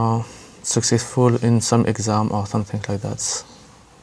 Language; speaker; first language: English; non-native, learner; French